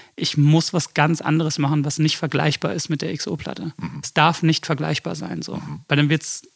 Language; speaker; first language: German; early bilingual, other home language; English